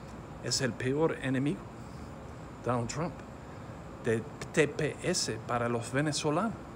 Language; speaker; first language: Spanish; non-native, fluent; English